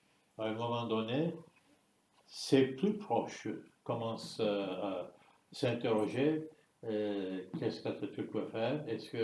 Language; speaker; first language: French; non-native, fluent; Turkish